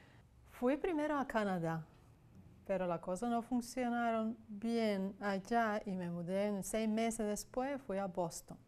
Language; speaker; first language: Spanish; non-native, fluent; Serbian